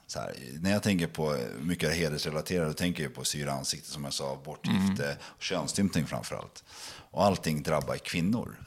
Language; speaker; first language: Swedish; native; Swedish